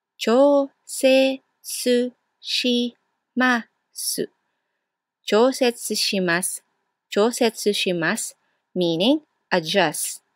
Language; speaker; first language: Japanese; non-native, fluent; Burmese